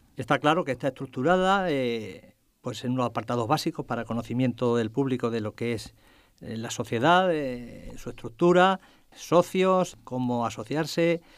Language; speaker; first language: Spanish; native; Spanish